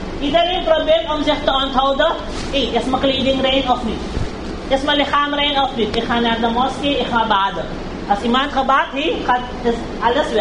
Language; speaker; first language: Dutch; early bilingual, heritage; Urdu